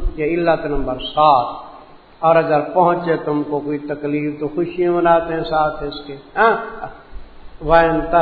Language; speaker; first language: Urdu; non-native, local second language; Punjabi